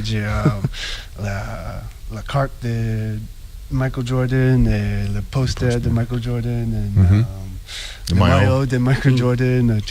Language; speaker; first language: French; non-native, learner; English